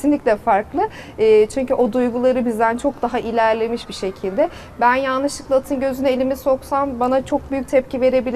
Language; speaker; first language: Turkish; native; Turkish